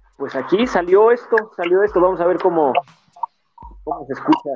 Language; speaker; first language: Spanish; native; Spanish